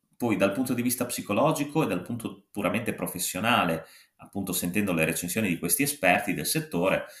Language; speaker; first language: Italian; native; Italian